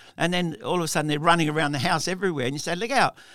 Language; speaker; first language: English; early bilingual, other home language; Italian